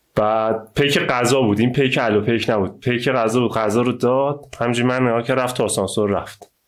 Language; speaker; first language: Persian; native; Persian